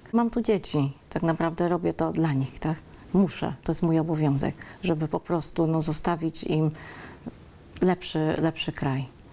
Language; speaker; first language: Polish; early bilingual, other home language; Vietnamese